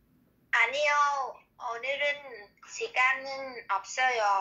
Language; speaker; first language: Korean; non-native, learner; Vietnamese